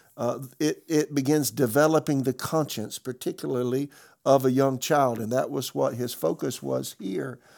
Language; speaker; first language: English; native; English